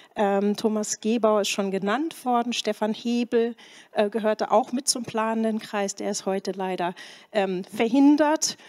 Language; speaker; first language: German; native; German